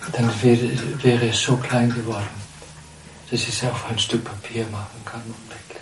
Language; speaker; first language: German; non-native, fluent; Danish